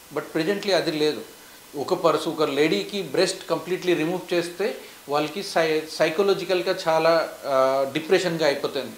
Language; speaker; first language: Telugu; non-native, fluent; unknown